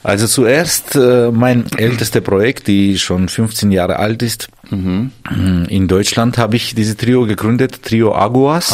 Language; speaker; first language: German; non-native, fluent; Armenian